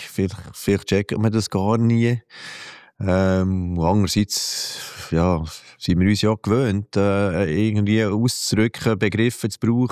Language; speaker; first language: German; native; German